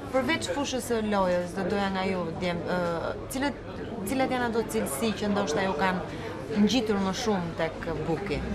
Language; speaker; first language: Albanian; native; Albanian